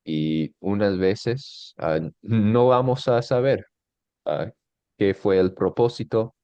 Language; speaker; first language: Spanish; non-native, fluent; English